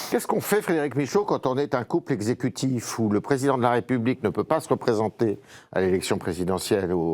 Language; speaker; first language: French; native; French